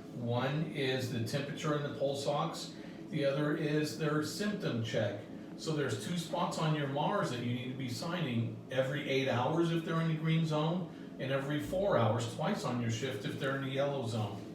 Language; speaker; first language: English; native; English